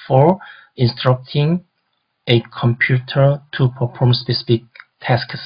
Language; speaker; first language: English; non-native, fluent; Korean